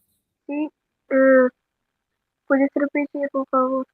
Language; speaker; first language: Spanish; non-native, learner; Arabic